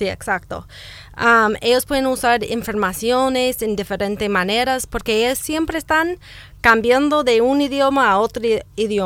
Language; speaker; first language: Spanish; non-native, fluent; English